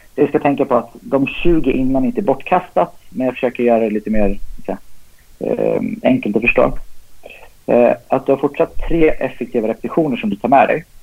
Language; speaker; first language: Swedish; native; Swedish